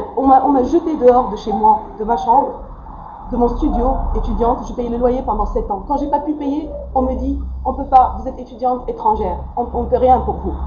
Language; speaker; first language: French; non-native, local second language; Arabic